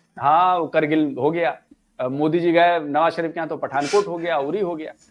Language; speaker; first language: Hindi; native; Hindi